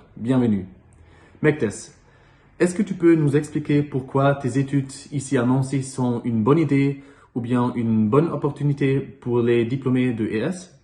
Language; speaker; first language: French; non-native, learner; Dutch